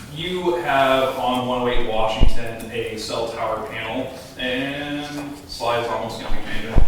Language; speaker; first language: English; native; English